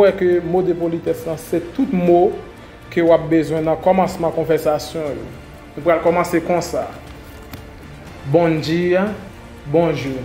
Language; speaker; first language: French; non-native, learner; Haitian Creole